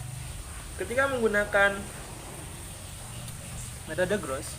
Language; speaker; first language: Indonesian; native; Indonesian